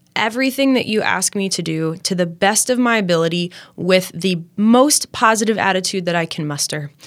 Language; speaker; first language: English; native; English